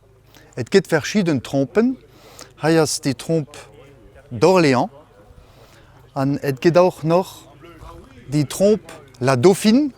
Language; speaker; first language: German; non-native, local second language; Luxembourgish